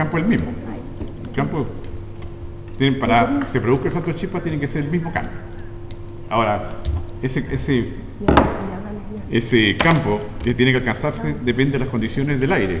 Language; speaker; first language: Spanish; native; Spanish